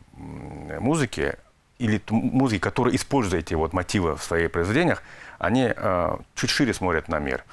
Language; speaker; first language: Russian; native; Russian